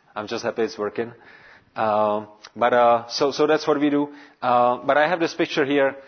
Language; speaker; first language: English; non-native, fluent; Czech